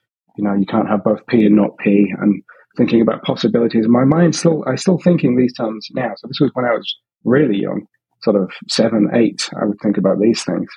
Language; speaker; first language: English; native; English